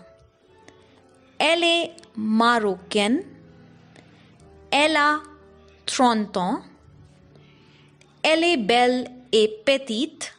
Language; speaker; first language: French; non-native, fluent; Hindi